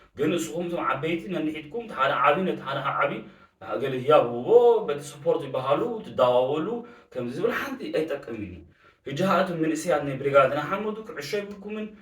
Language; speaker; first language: Tigrinya; early bilingual, heritage; Tigrinya